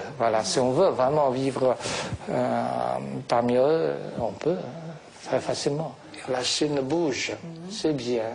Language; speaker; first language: French; non-native, fluent; Chinese